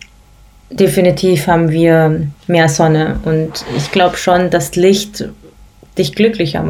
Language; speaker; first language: German; early bilingual, other home language; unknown